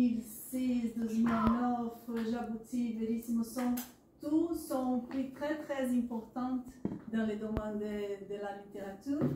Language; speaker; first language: French; non-native, learner; Portuguese